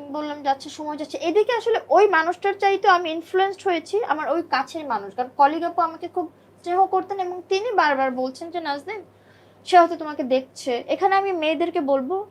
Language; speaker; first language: Bangla; native; Bangla